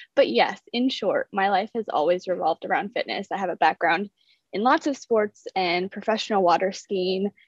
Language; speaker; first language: English; native; English